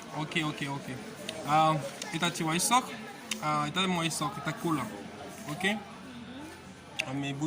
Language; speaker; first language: Russian; non-native, learner; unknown